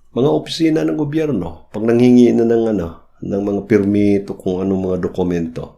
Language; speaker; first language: Filipino; native; Filipino